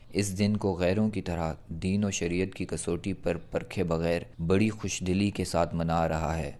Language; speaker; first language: Urdu; native; Urdu